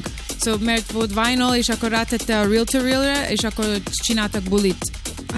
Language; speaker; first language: Hungarian; early bilingual, heritage; Hungarian